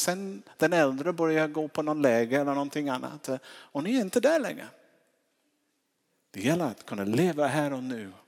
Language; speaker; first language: Swedish; non-native, fluent; English